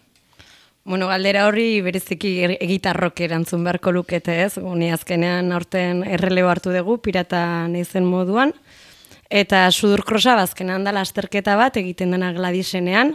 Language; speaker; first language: Basque; native; Basque